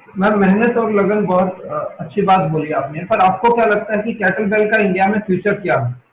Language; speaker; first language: Hindi; native; Hindi